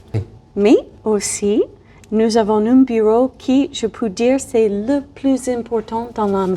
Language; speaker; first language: French; non-native, fluent; English